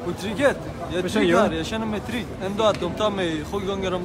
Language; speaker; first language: Swedish; non-native, fluent; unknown